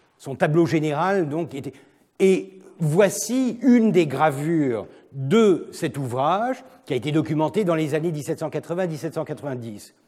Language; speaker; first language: French; non-native, fluent; Turkish